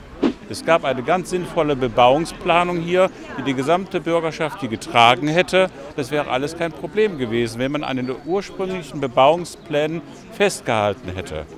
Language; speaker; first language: German; native; German